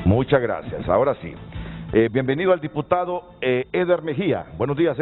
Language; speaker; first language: Spanish; native; Spanish